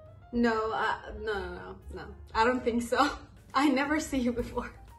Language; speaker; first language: English; non-native, fluent; Persian